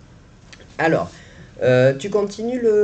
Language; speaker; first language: French; native; French